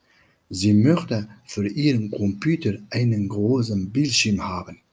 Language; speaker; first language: German; non-native, fluent; Turkish